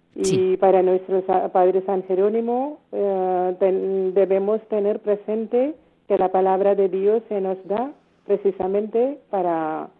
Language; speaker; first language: Spanish; non-native, learner; Malayalam